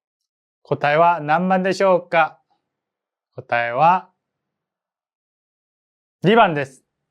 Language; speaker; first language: Japanese; non-native, fluent; Korean